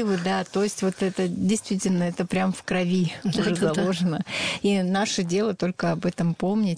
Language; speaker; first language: Russian; native; Russian